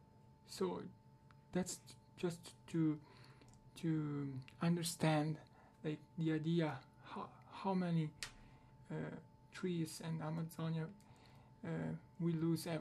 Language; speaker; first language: English; non-native, learner; Italian